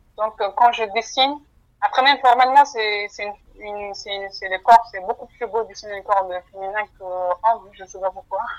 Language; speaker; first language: French; non-native, fluent; Mongolian